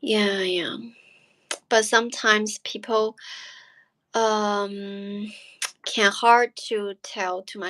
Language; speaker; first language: English; non-native, learner; Chinese